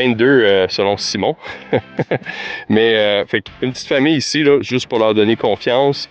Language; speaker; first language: French; native; French